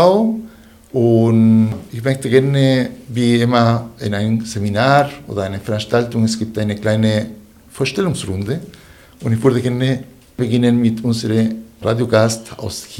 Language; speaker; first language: German; non-native, fluent; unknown